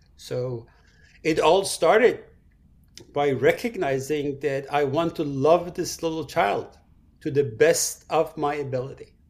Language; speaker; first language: English; non-native, fluent; Persian